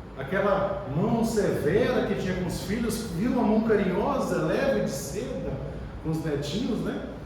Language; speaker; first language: Portuguese; native; Portuguese